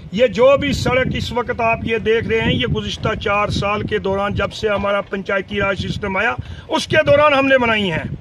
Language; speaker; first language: Urdu; non-native, local second language; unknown